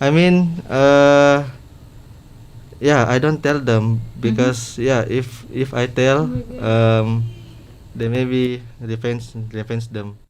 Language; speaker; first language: English; non-native, learner; Indonesian